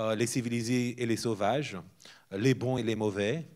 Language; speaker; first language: French; non-native, fluent; Portuguese